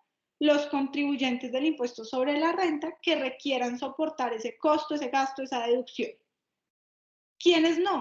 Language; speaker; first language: Spanish; native; Spanish